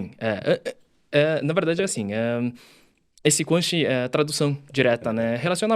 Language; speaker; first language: Portuguese; early bilingual, other home language; Chinese